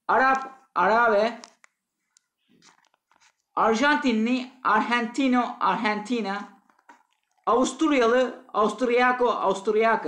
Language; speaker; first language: Spanish; non-native, learner; Turkish